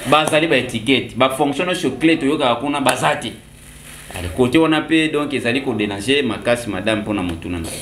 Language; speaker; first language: Lingala; non-native, local second language; Kongo